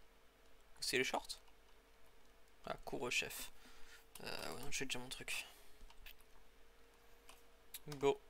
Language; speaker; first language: French; native; French